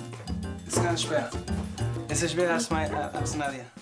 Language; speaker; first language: German; non-native, learner; Spanish